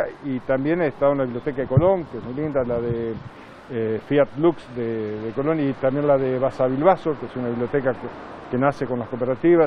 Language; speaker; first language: Spanish; native; Spanish